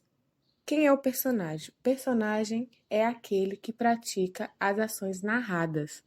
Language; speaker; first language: Portuguese; native; Portuguese